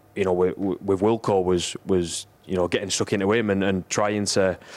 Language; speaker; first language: English; native; English